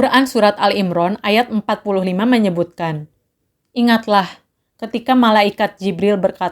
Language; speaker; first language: Indonesian; native; Indonesian